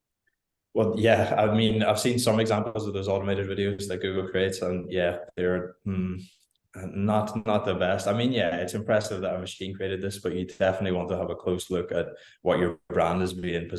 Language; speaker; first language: English; native; English